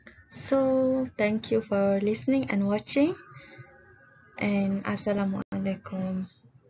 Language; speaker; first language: English; non-native, local second language; Malay